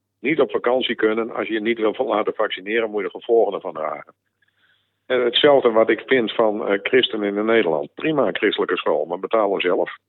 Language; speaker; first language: Dutch; native; Dutch